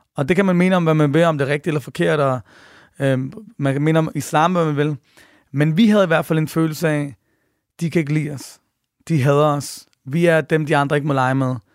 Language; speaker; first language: Danish; early bilingual, other home language; Persian